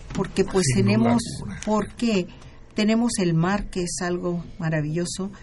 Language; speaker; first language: Spanish; native; Spanish